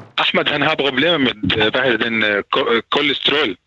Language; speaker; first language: Danish; non-native, learner; Arabic